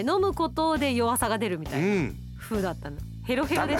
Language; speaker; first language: Japanese; native; Japanese